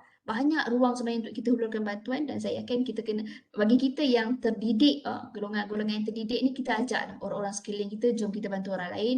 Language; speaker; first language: Malay; native; Malay